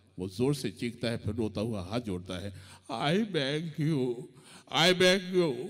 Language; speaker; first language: Hindi; native; Hindi